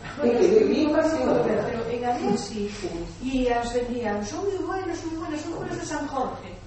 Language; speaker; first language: Galician; non-native, local second language; Spanish